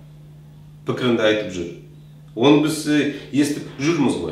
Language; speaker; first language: Kazakh; non-native, local second language; Russian